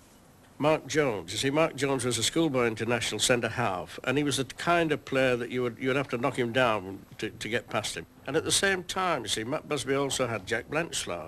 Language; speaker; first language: English; native; English